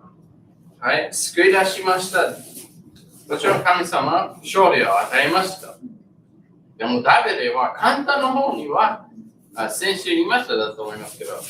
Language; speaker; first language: Japanese; non-native, learner; English